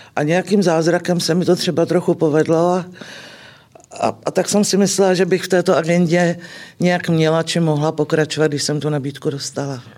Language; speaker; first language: Czech; native; Czech